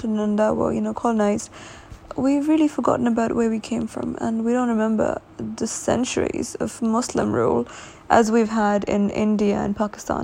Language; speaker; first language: English; non-native, local second language; Urdu